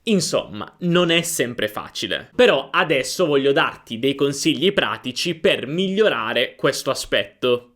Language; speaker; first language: Italian; native; Italian